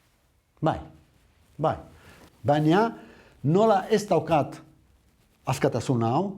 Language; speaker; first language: Basque; non-native, learner; Arabic